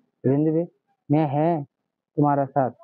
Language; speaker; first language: Hindi; non-native, learner; Bangla